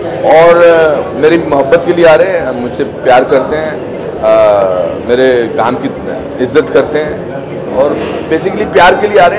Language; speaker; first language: Hindi; native; Hindi